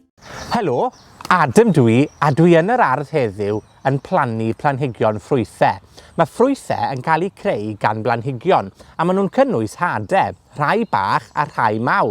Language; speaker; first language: Welsh; native; Welsh